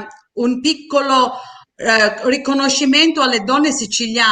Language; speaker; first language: Italian; early bilingual, heritage; Sicilian